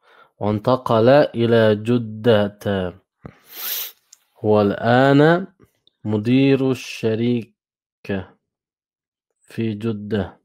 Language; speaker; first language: Arabic; non-native, learner; German